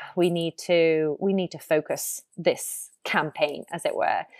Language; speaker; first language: English; native; English